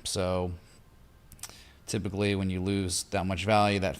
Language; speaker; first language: English; native; English